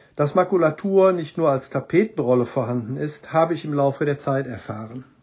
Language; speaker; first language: German; native; German